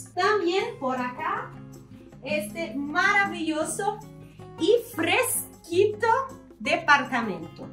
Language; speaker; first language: Spanish; non-native, learner; Portuguese